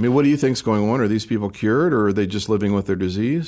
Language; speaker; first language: English; native; English